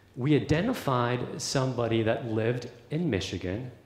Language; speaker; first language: English; native; English